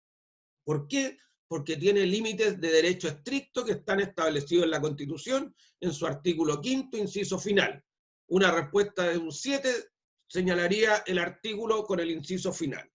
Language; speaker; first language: Spanish; native; Spanish